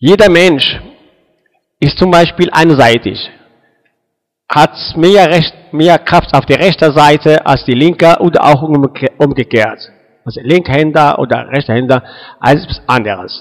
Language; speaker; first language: German; non-native, fluent; Arabic